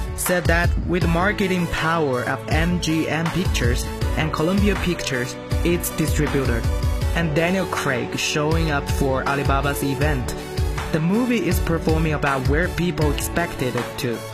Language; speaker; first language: English; non-native, fluent; Chinese